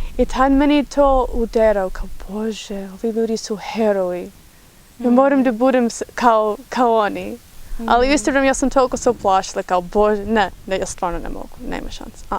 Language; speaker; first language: Bosnian; non-native, fluent; English